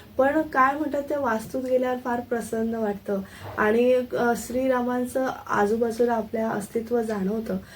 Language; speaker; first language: Marathi; native; Marathi